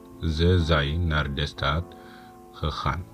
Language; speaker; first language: Dutch; non-native, fluent; Tigrinya